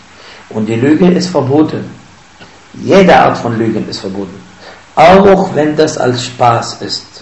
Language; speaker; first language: German; non-native, fluent; Arabic